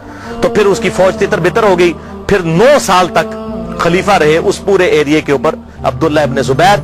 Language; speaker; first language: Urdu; non-native, local second language; Punjabi